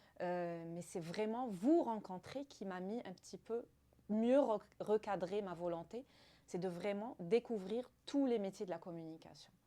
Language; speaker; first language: French; non-native, local second language; Arabic